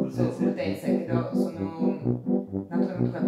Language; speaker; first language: Japanese; non-native, learner; Italian